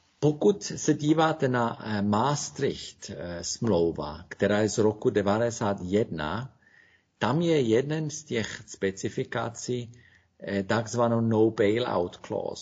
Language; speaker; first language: Czech; non-native, fluent; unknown